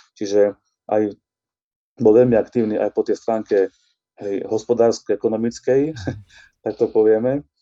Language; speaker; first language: Slovak; native; Slovak